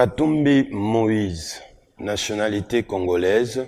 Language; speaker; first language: French; non-native, local second language; Swahili